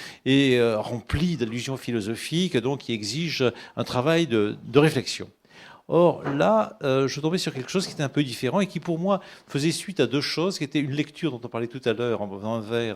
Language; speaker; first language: French; native; French